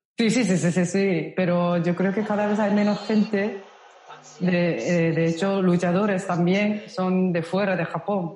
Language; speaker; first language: Spanish; non-native, fluent; Japanese